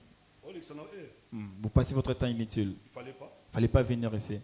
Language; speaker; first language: French; non-native, local second language; Lingala